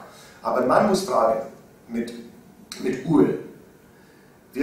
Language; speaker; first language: German; non-native, learner; English